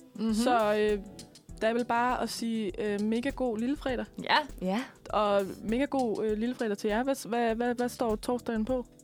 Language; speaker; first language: Danish; native; Danish